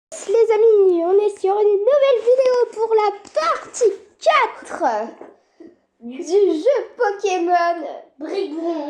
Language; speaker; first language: French; native; French